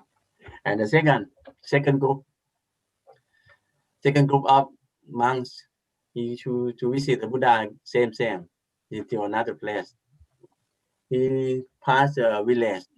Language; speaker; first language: English; non-native, learner; Thai